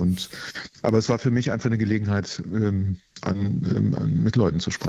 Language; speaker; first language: German; native; German